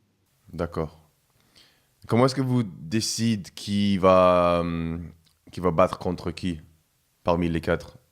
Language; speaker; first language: French; non-native, fluent; English